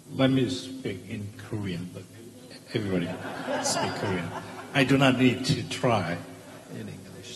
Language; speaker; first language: English; non-native, fluent; Korean